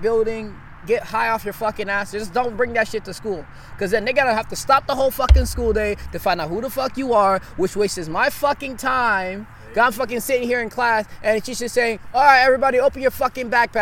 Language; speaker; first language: English; early bilingual, other home language; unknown